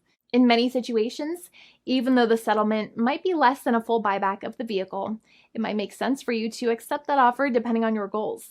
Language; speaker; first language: English; native; English